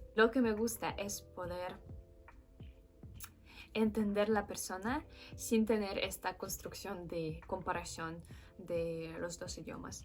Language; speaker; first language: Spanish; non-native, fluent; Russian